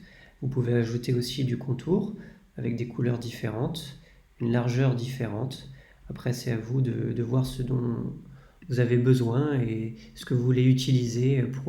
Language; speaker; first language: French; native; French